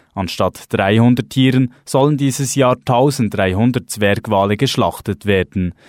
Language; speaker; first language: German; native; German